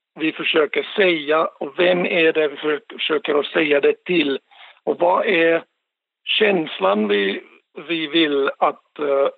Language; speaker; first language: Swedish; non-native, local second language; Finnish